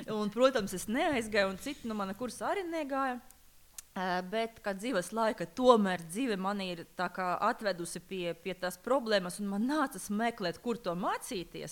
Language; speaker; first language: Latvian; non-native, local second language; Russian